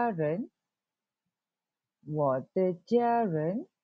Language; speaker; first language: Chinese; non-native, local second language; Malay